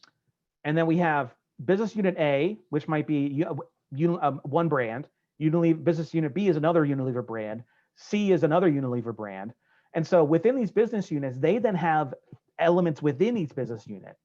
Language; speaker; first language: English; native; English